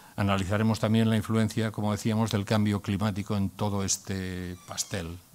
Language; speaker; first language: Spanish; non-native, local second language; Catalan